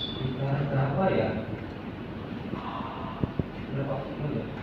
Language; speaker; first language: Indonesian; non-native, local second language; Sundanese